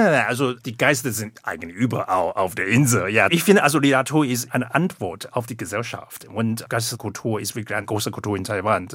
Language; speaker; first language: German; non-native, fluent; Chinese